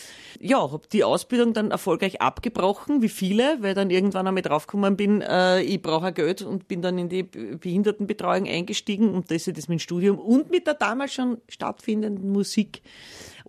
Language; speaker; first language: German; native; German